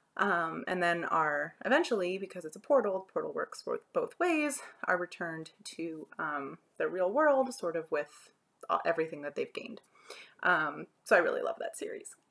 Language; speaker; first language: English; native; English